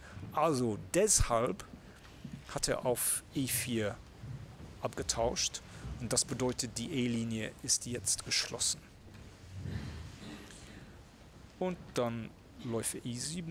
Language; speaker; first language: German; non-native, fluent; English